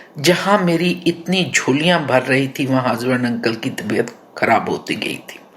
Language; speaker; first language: Hindi; non-native, local second language; Punjabi